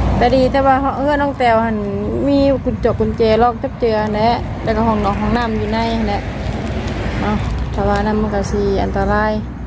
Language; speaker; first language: Thai; native; Thai